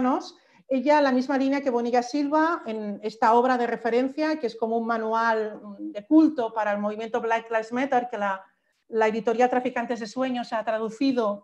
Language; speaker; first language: Spanish; native; Spanish